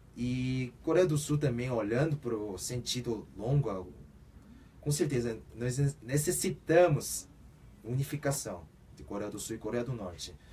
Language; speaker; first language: Portuguese; early bilingual, other home language; Korean